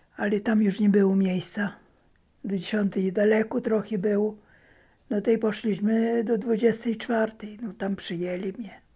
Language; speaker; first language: Polish; early bilingual, heritage; Polish